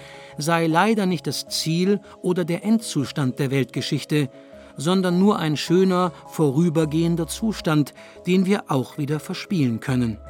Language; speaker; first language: German; native; German